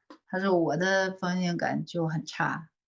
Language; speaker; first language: Chinese; native; Chinese